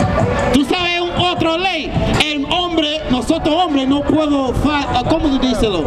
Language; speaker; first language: Spanish; non-native, learner; English